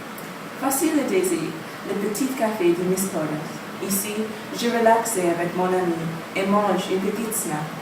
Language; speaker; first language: French; non-native, learner; English